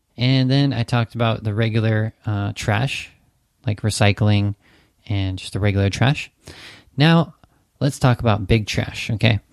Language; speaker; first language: English; native; English